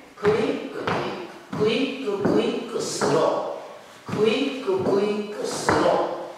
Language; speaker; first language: Japanese; native; Japanese